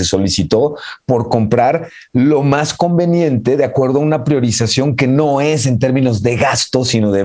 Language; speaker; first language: Spanish; native; Spanish